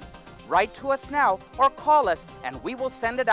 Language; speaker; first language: English; native; English